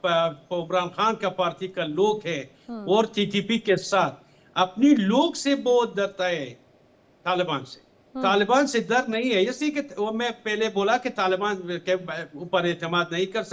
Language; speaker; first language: Hindi; non-native, fluent; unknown